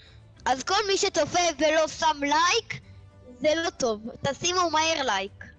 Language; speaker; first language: Hebrew; native; Hebrew